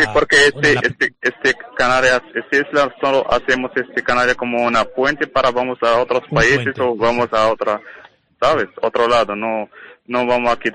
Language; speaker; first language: Spanish; non-native, learner; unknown